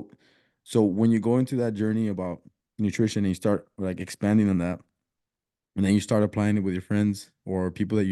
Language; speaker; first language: English; early bilingual, other home language; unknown